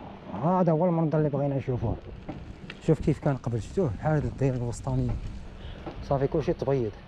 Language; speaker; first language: Arabic; native; Arabic